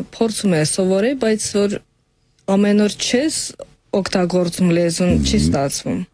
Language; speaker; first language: Armenian; non-native, fluent; Russian